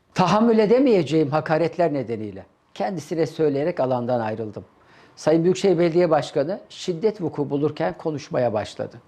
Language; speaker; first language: Turkish; native; Turkish